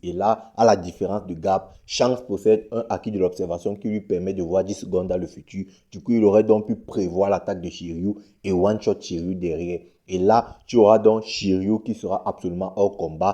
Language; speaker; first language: French; native; French